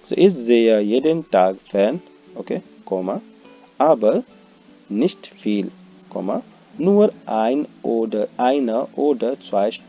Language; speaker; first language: German; non-native, fluent; Hindi